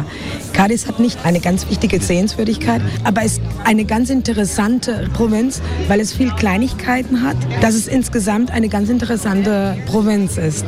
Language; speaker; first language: German; non-native, fluent; Spanish